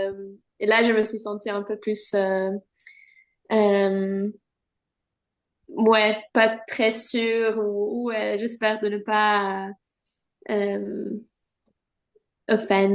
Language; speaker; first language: French; non-native, fluent; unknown